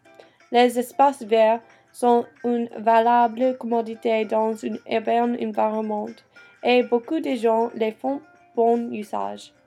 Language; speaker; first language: French; non-native, learner; English